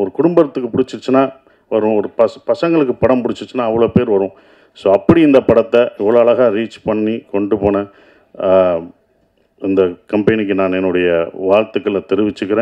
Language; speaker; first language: Tamil; native; Tamil